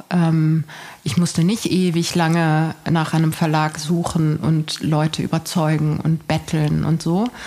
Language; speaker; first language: German; early bilingual, other home language; Persian